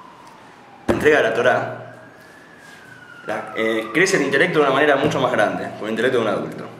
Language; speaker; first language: Spanish; native; Spanish